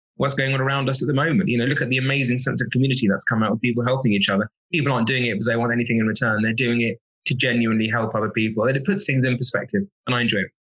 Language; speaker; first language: English; native; English